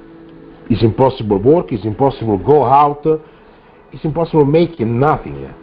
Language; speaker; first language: English; non-native, learner; Italian